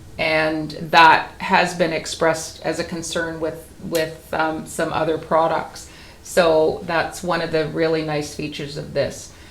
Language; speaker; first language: English; native; English